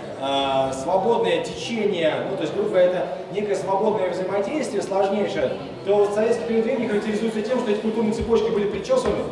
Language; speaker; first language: Russian; native; Russian